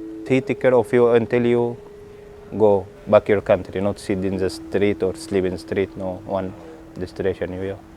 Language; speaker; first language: English; non-native, learner; Arabic